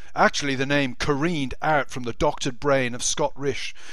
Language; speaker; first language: English; native; English